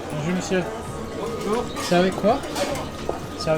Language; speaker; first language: French; non-native, learner; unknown